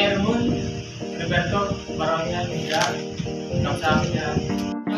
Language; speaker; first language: Korean; non-native, learner; Filipino